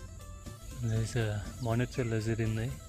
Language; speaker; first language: English; native; English